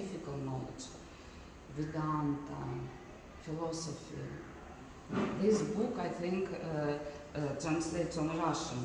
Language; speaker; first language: English; non-native, learner; Russian